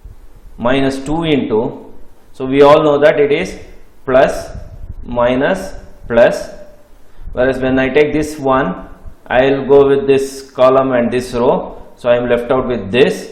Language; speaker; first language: English; non-native, local second language; Kannada